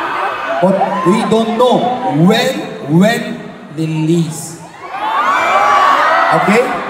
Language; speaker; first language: English; non-native, learner; Korean